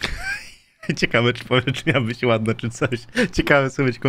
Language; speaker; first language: Polish; native; Polish